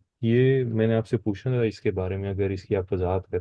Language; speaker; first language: Hindi; non-native, local second language; Punjabi